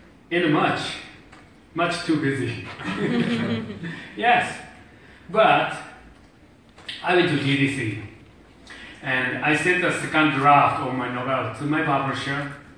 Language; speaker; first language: English; non-native, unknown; Japanese